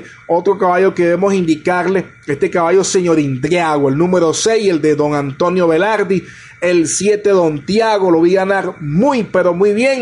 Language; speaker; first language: Spanish; native; Spanish